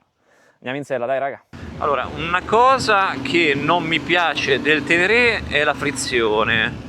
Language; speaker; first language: Italian; native; Italian